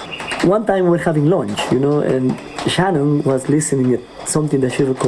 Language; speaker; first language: English; non-native, fluent; Spanish